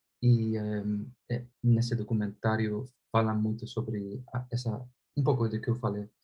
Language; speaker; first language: Portuguese; non-native, fluent; Spanish